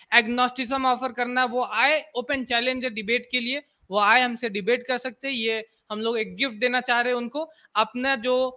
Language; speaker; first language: Hindi; native; Hindi